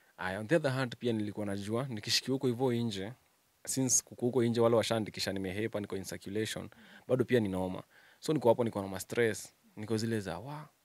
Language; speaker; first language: Swahili; native; Swahili